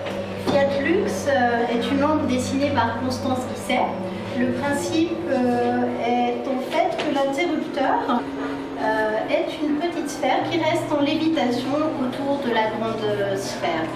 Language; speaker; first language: French; native; French